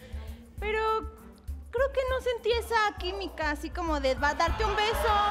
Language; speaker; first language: Spanish; native; Spanish